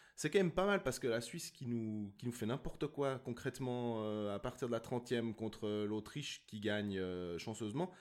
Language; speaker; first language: French; native; French